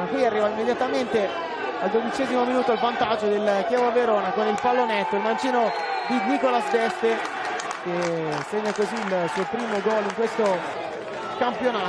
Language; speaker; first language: Italian; native; Italian